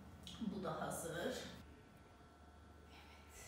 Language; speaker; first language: Turkish; native; Turkish